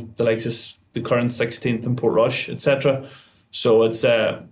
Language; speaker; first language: English; native; English